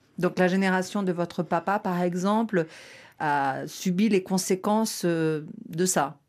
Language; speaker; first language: French; native; French